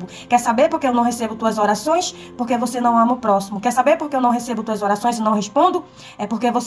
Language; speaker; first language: Portuguese; native; Portuguese